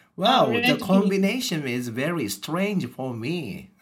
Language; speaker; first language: English; non-native, learner; Japanese